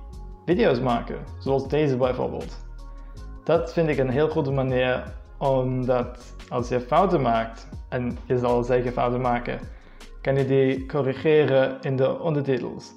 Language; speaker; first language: Dutch; non-native, fluent; English